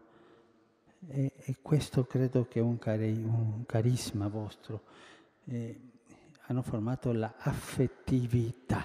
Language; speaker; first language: Italian; early bilingual, heritage; Spanish